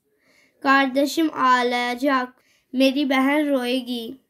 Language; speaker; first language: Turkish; non-native, fluent; Urdu